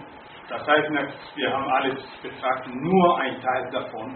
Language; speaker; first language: German; non-native, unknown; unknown